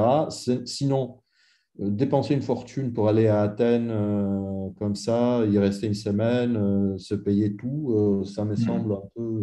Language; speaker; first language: French; non-native, fluent; Italian